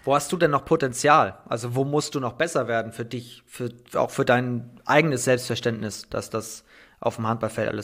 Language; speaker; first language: German; native; German